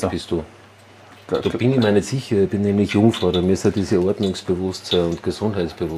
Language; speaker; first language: German; native; German